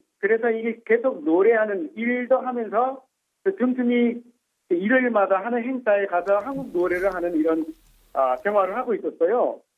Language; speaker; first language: Korean; non-native, fluent; Nepali